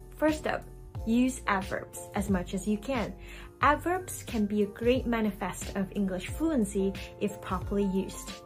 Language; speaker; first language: English; non-native, fluent; Chinese